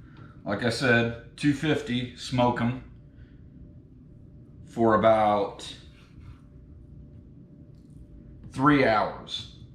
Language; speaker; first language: English; native; English